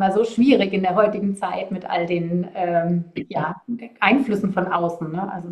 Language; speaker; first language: German; native; German